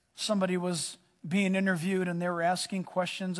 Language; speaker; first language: English; native; English